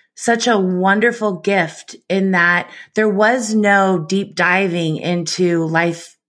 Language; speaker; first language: English; native; English